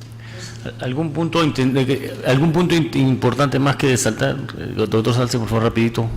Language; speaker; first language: Spanish; native; Spanish